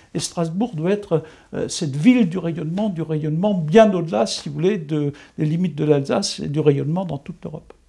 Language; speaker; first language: French; non-native, local second language; Swiss German